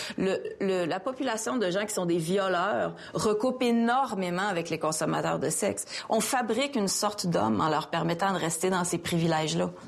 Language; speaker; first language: French; native; French